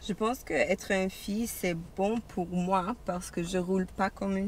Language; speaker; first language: French; non-native, learner; English